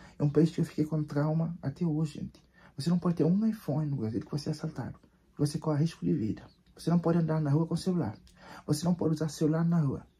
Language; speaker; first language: Portuguese; non-native, local second language; Kabuverdianu